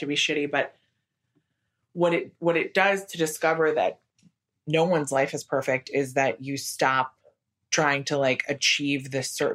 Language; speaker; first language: English; native; English